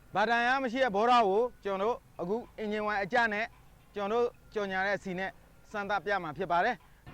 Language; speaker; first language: Burmese; native; Burmese